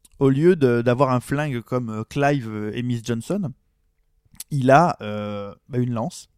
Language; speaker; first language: French; native; French